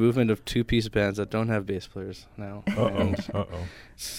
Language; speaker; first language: English; native; English